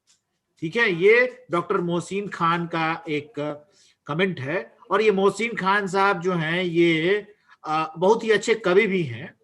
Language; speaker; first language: Hindi; native; Hindi